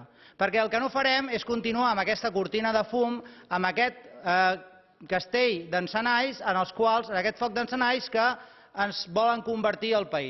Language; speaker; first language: Catalan; native; Catalan